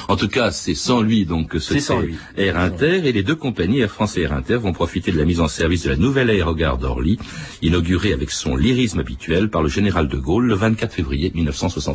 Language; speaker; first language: French; native; French